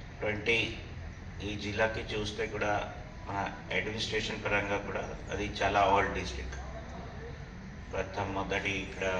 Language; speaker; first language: Telugu; non-native, local second language; Hindi